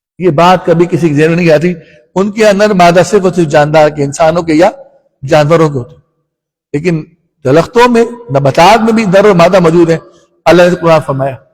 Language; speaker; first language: Urdu; non-native, local second language; Punjabi